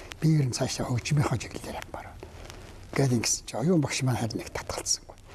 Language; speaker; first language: Mongolian; native; Mongolian